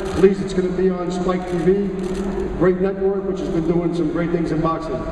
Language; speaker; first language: English; native; English